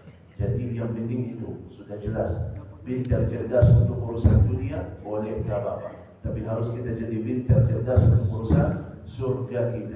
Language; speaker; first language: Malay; non-native, fluent; Arabic